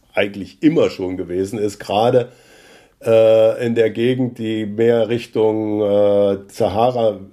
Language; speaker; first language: German; native; German